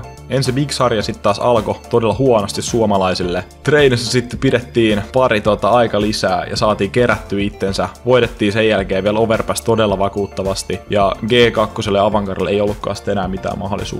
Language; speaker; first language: Finnish; native; Finnish